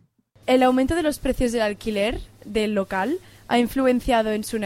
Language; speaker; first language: Spanish; non-native, learner; French